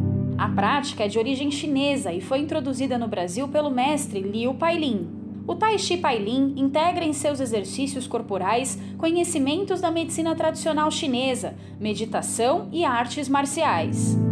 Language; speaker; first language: Portuguese; native; Portuguese